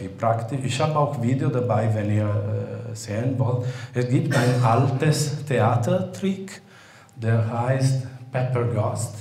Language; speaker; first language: German; non-native, fluent; Italian